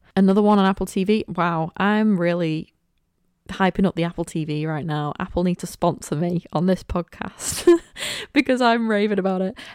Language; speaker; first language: English; native; English